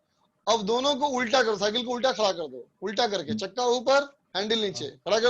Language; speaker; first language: Hindi; native; Hindi